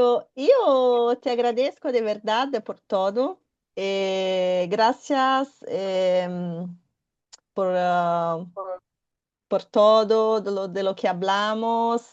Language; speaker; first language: Spanish; non-native, fluent; Portuguese